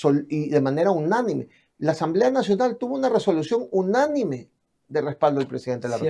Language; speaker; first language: Spanish; native; Spanish